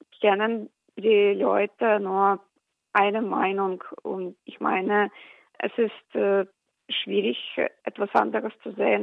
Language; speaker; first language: German; non-native, fluent; Russian